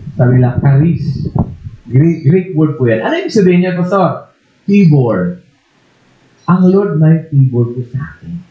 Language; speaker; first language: Filipino; non-native, local second language; Waray